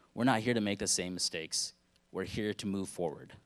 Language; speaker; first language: English; early bilingual, other home language; Hindi